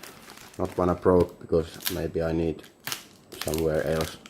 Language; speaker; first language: English; non-native, learner; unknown